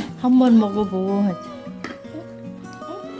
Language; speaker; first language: Korean; non-native, learner; Thai